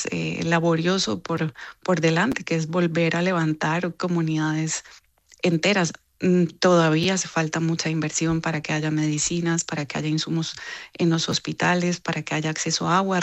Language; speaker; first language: Spanish; native; Spanish